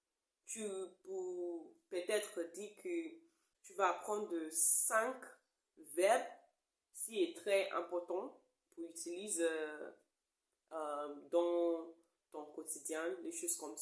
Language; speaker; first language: French; non-native, learner; English